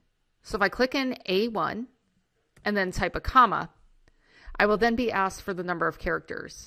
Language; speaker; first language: English; native; English